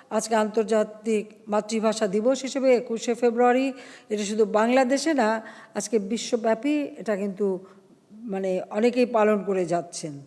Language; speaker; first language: Bangla; native; Bangla